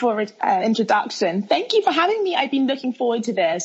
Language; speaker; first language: English; early bilingual, other home language; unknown